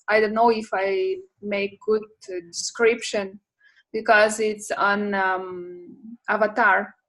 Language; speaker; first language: English; non-native, learner; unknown